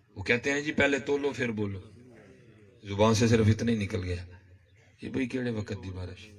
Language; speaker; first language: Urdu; non-native, local second language; Punjabi